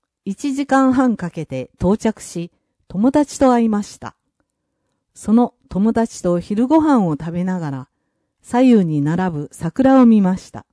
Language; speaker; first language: Japanese; non-native, fluent; English